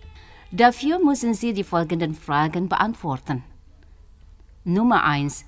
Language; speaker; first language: German; non-native, fluent; Indonesian